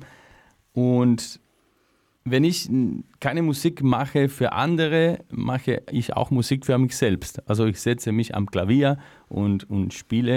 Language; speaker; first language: German; non-native, fluent; Spanish